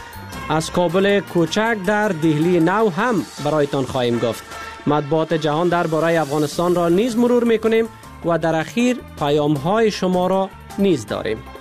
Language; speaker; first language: Persian; native; Persian